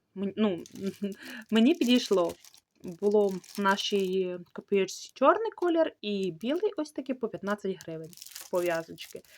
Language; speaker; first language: Ukrainian; native; Ukrainian